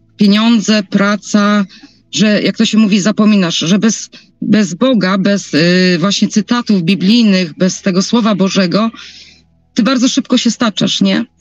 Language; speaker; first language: Polish; native; Polish